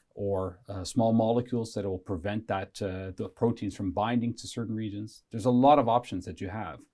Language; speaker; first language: English; native; English